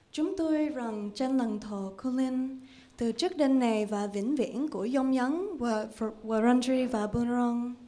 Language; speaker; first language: Vietnamese; early bilingual, heritage; Vietnamese